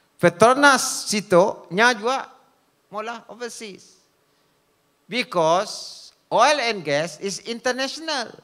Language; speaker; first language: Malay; native; Malay